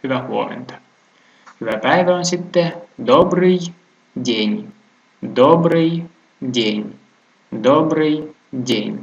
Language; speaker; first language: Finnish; non-native, fluent; Russian